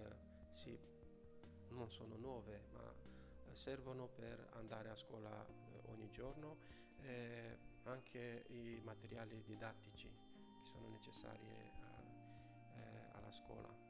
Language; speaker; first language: Italian; non-native, fluent; Romanian